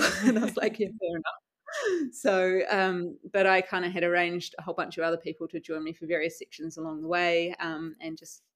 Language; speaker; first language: English; native; English